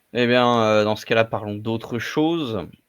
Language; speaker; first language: French; native; French